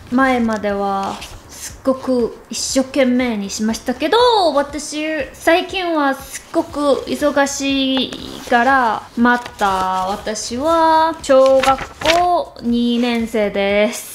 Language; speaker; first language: Japanese; non-native, learner; Korean